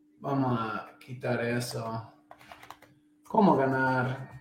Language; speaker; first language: Spanish; non-native, fluent; English